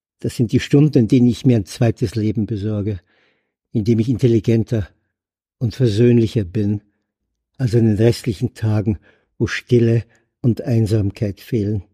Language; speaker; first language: German; native; German